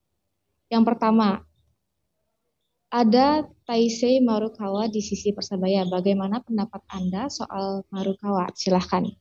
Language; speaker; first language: Indonesian; native; Indonesian